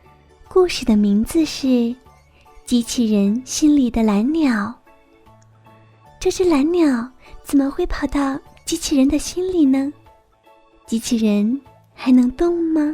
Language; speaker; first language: Chinese; native; Chinese